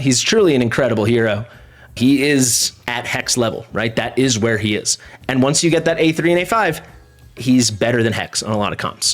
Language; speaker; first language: English; native; English